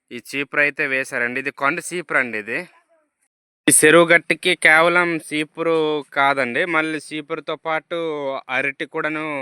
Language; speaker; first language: Telugu; non-native, local second language; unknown